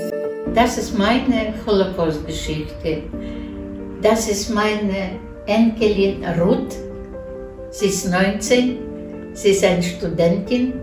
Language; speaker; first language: German; non-native, learner; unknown